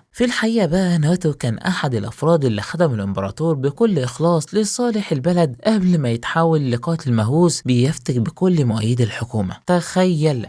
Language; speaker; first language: Arabic; native; Arabic